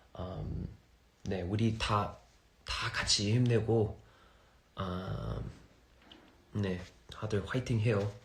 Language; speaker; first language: Korean; non-native, fluent; English